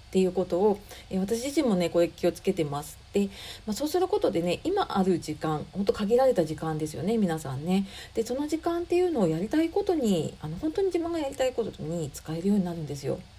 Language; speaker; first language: Japanese; native; Japanese